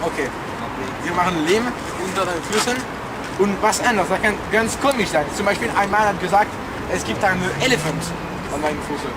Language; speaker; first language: German; non-native, learner; French